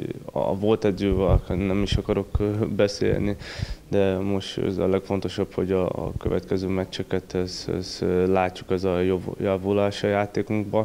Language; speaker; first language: Hungarian; non-native, learner; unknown